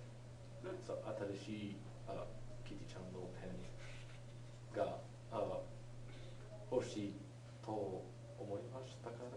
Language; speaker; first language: Japanese; non-native, learner; English